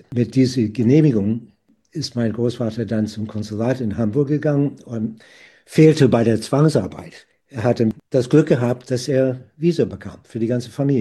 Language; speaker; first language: German; non-native, fluent; English